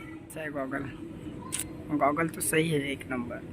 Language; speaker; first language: Hindi; non-native, local second language; Marathi